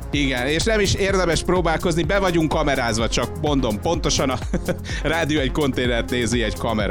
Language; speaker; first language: Hungarian; native; Hungarian